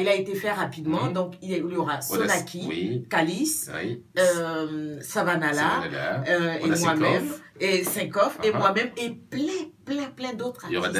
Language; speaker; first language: French; non-native, local second language; Baoulé